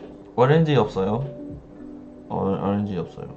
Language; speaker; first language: Korean; non-native, learner; English